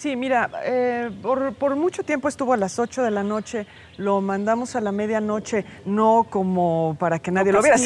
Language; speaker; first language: Spanish; native; Spanish